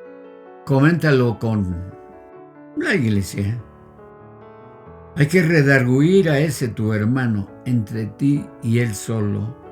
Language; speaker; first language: Spanish; native; Spanish